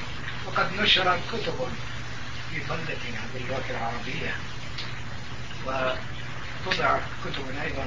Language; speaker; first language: Arabic; non-native, fluent; Turkish